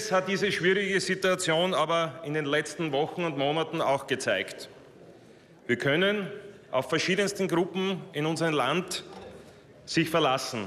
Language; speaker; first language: German; native; German